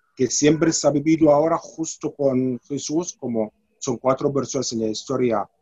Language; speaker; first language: Spanish; non-native, fluent; Arabic